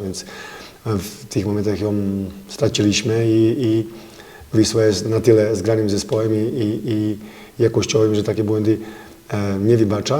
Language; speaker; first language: Polish; non-native, fluent; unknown